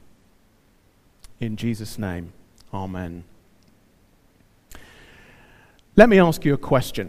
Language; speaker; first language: English; native; English